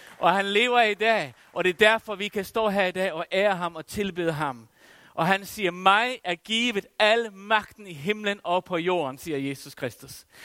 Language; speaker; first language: Danish; non-native, local second language; Faroese